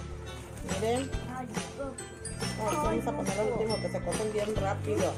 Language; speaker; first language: Spanish; native; Spanish